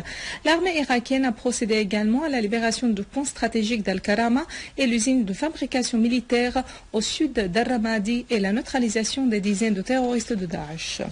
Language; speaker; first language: French; non-native, fluent; Arabic